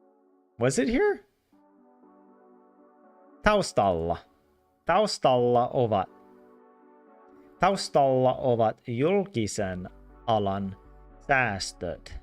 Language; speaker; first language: Finnish; non-native, learner; English